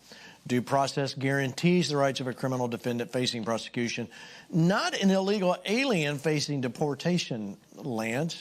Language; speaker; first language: English; native; English